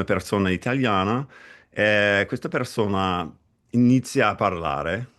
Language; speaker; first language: Italian; non-native, fluent; English